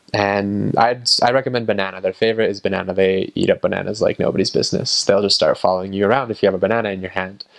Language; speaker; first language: English; native; English